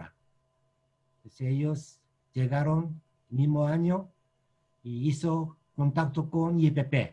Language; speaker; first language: Spanish; non-native, learner; Korean